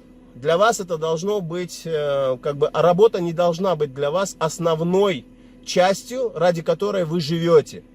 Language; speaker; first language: Russian; native; Russian